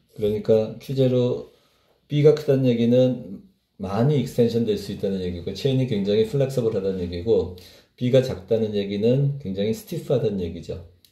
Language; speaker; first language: Korean; native; Korean